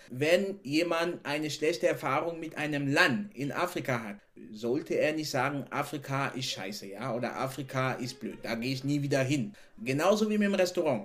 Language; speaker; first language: German; non-native, fluent; French